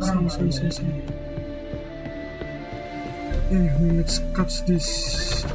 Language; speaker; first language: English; non-native, learner; Indonesian